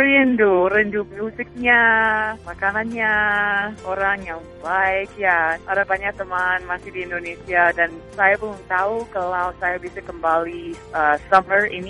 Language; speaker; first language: Indonesian; non-native, fluent; English